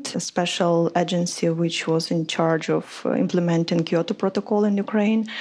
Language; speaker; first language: English; non-native, fluent; Ukrainian